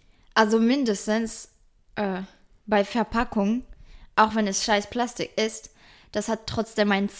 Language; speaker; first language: German; non-native, fluent; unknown